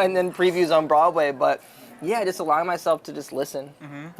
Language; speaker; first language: English; native; English